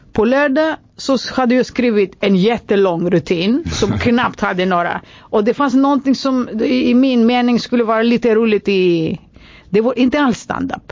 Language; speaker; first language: Swedish; non-native, fluent; Greek